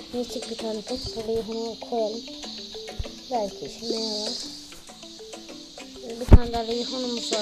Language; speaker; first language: Turkish; native; Turkish